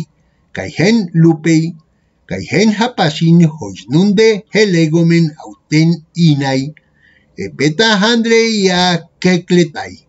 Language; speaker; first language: Greek; non-native, learner; Spanish